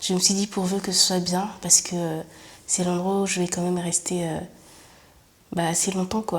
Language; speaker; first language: French; non-native, local second language; Sango